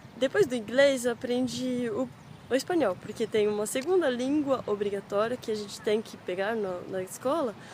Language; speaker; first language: Portuguese; non-native, fluent; French